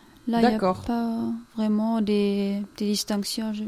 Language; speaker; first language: French; non-native, fluent; German